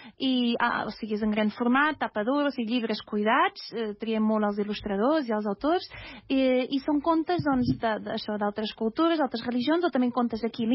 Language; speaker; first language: Catalan; non-native, fluent; Portuguese